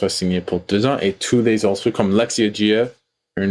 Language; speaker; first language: French; non-native, learner; English